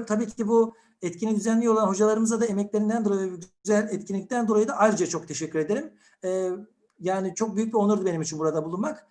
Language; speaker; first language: Turkish; native; Turkish